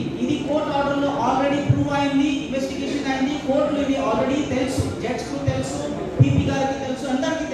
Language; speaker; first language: Telugu; non-native, local second language; Urdu